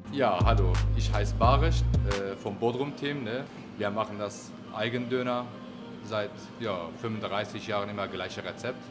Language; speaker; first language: German; non-native, learner; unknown